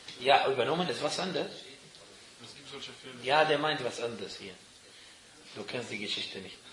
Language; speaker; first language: German; non-native, fluent; Arabic